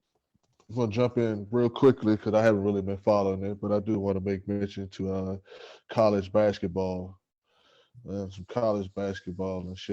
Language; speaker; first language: English; native; English